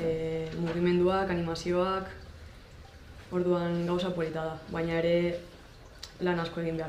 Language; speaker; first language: Basque; non-native, local second language; Spanish